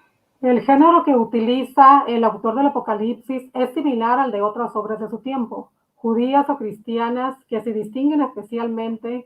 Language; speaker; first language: Spanish; native; Spanish